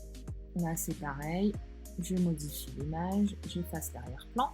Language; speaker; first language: French; native; French